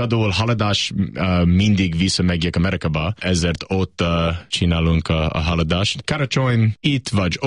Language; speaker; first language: Hungarian; non-native, learner; English